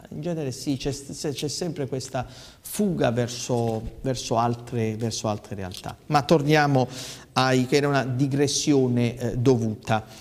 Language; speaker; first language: Italian; native; Italian